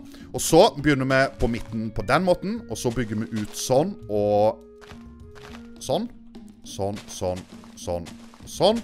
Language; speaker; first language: Norwegian; native; Norwegian